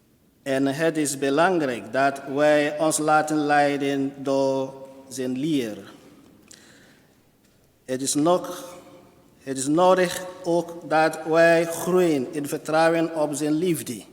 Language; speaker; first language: Dutch; non-native, fluent; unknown